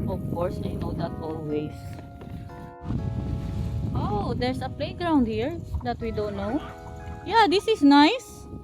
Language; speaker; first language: English; non-native, local second language; Filipino